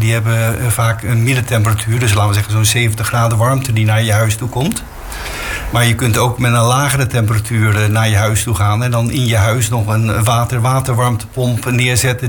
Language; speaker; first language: Dutch; native; Dutch